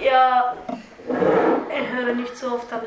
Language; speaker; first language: German; early bilingual, other home language; Bulgarian